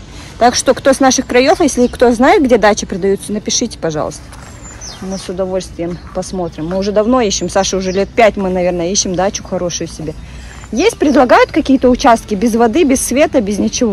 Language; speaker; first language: Russian; native; Russian